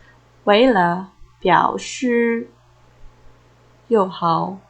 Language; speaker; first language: Chinese; non-native, learner; Filipino